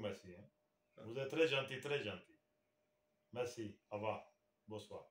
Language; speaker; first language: French; non-native, learner; Urdu